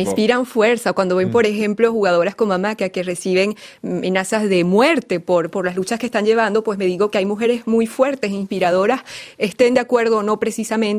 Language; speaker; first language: Spanish; native; Spanish